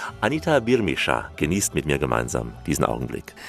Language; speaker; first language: German; native; German